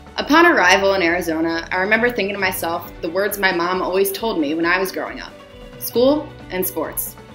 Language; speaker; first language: English; native; English